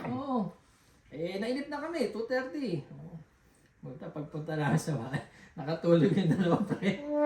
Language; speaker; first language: Filipino; native; Filipino